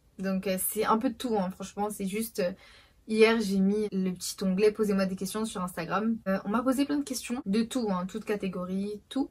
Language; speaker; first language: French; early bilingual, other home language; Portuguese